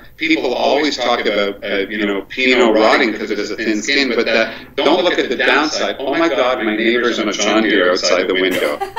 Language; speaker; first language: English; native; English